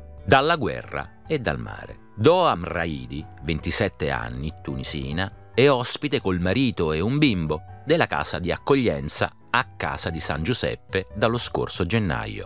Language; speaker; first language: Italian; native; Italian